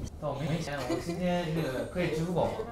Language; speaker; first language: Chinese; non-native, fluent; Japanese